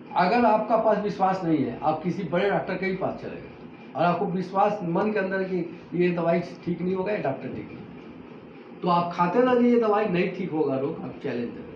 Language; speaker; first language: Hindi; native; Hindi